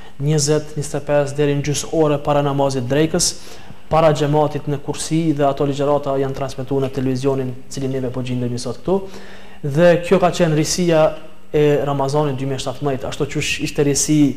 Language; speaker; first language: Albanian; native; Albanian